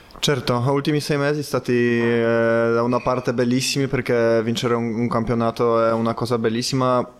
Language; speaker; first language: Italian; non-native, fluent; Polish